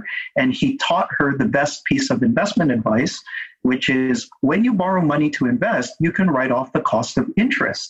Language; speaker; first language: English; native; English